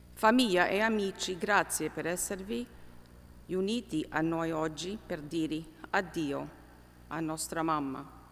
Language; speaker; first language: Italian; early bilingual, heritage; Italian